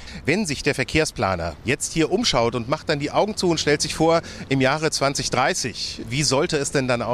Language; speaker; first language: German; native; German